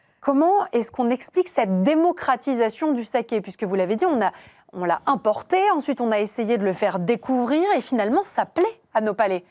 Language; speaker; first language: French; native; French